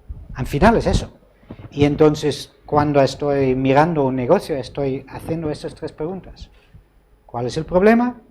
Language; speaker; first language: Spanish; non-native, fluent; Dutch